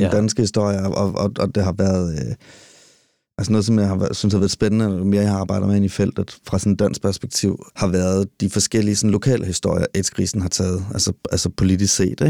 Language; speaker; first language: Danish; native; Danish